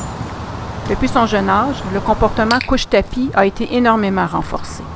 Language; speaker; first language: French; native; French